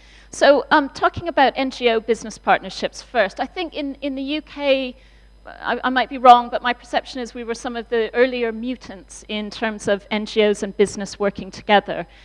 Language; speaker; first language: English; native; English